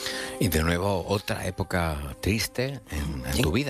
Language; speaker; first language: Spanish; native; Spanish